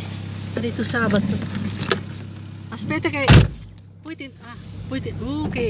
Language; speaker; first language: Italian; non-native, fluent; Filipino